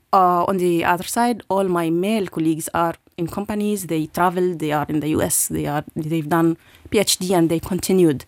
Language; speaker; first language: English; non-native, fluent; Arabic